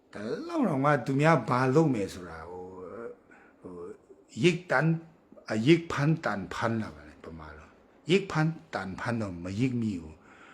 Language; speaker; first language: Burmese; non-native, local second language; Kachin